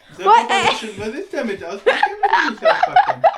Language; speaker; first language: German; native; German